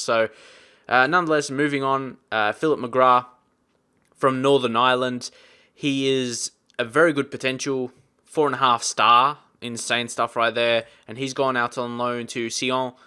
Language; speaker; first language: English; native; English